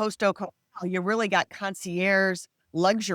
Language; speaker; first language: English; native; English